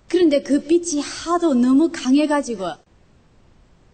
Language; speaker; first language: Korean; non-native, local second language; Chinese